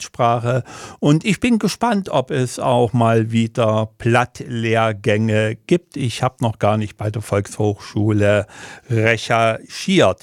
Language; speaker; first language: German; native; German